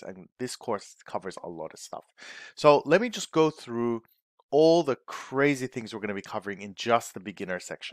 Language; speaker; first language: English; native; English